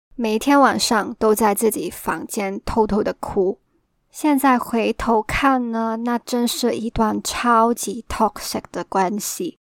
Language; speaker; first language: Chinese; non-native, local second language; Cantonese